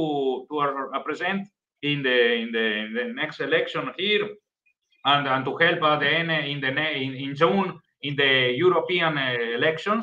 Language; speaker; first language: English; non-native, learner; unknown